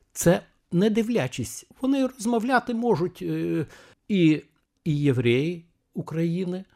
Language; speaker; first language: Ukrainian; non-native, fluent; Lithuanian